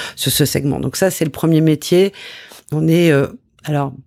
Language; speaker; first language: French; native; French